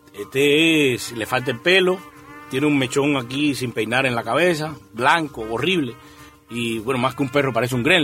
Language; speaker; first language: Spanish; native; Spanish